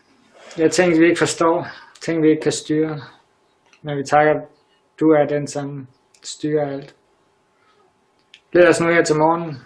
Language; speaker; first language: Danish; native; Danish